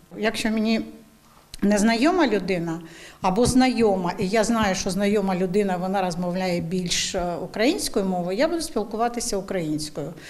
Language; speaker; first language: Ukrainian; non-native, local second language; Russian